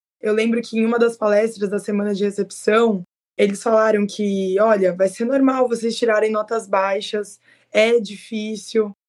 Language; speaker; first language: Portuguese; native; Portuguese